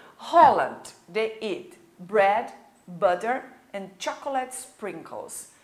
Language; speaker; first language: English; non-native, fluent; Portuguese